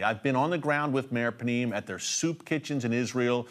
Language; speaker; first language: English; native; English